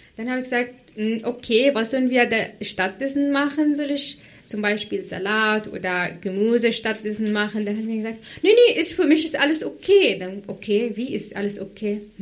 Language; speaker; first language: German; non-native, fluent; Arabic